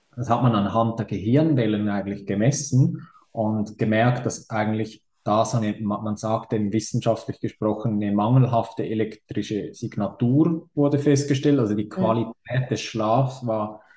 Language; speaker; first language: German; native; German